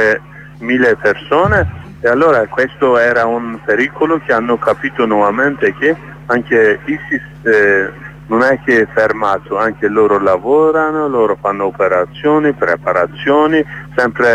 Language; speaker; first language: Italian; non-native, learner; Kurdish